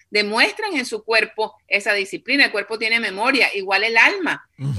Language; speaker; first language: Spanish; native; Spanish